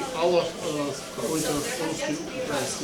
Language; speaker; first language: Russian; native; Russian